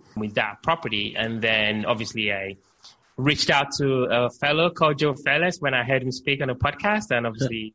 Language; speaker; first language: English; non-native, local second language; Yoruba